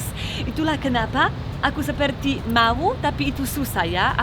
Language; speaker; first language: Indonesian; non-native, fluent; Polish